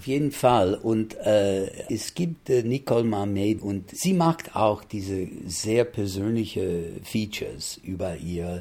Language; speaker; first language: German; non-native, fluent; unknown